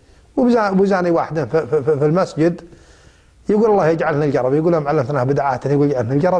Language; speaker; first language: Arabic; native; Arabic